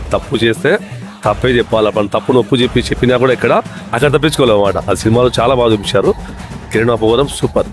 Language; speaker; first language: Telugu; native; Telugu